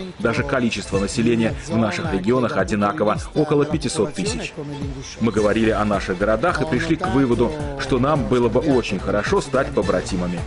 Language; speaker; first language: Russian; native; Russian